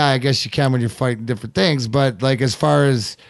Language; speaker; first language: English; native; English